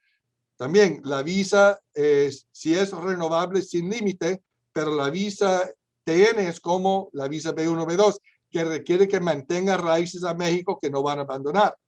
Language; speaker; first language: Spanish; non-native, fluent; English